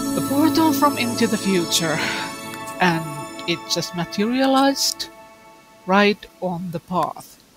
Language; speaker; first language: English; non-native, fluent; Finnish